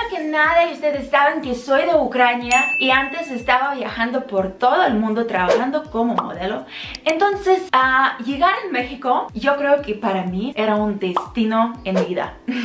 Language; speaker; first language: Spanish; non-native, fluent; Ukrainian